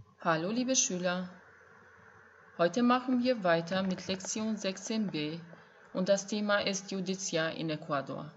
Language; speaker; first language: German; non-native, fluent; Albanian